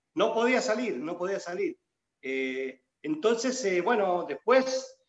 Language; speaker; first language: Spanish; native; Spanish